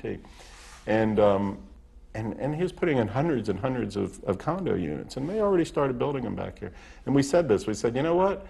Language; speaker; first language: English; native; English